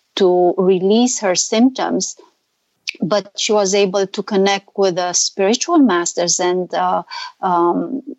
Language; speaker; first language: English; non-native, fluent; Romanian